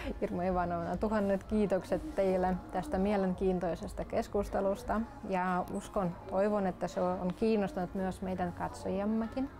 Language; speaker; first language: Finnish; non-native, local second language; Russian